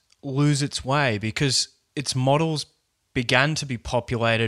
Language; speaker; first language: English; native; English